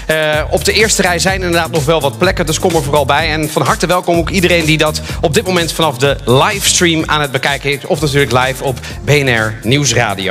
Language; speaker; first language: Dutch; native; Dutch